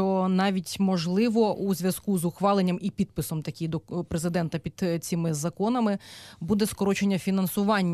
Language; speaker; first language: Ukrainian; native; Ukrainian